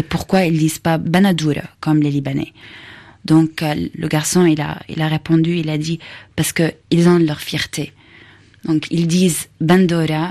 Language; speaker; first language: French; non-native, fluent; Arabic